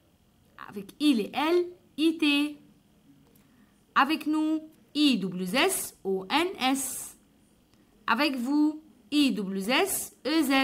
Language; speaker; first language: French; non-native, fluent; Arabic